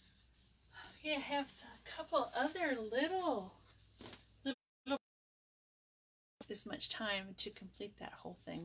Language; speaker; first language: English; native; English